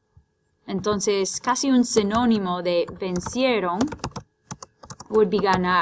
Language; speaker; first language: Spanish; non-native, fluent; English